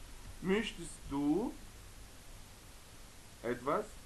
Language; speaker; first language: German; non-native, fluent; Arabic